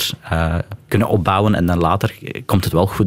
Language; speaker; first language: Dutch; non-native, local second language; Arabic